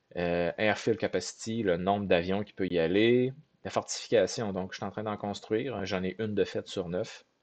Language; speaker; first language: French; native; French